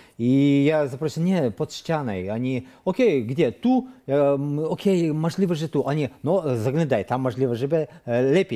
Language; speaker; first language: Polish; non-native, learner; Russian